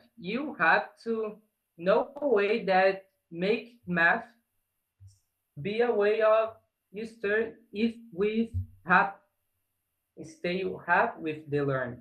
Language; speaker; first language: English; non-native, learner; Portuguese